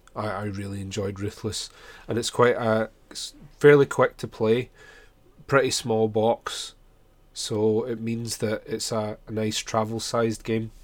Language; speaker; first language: English; native; English